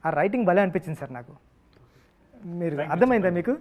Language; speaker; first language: Telugu; native; Telugu